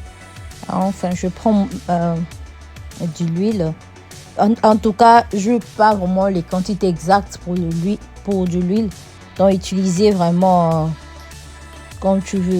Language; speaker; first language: French; non-native, fluent; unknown